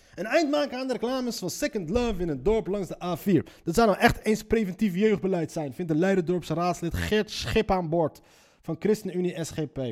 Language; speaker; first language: Dutch; early bilingual, other home language; Riffian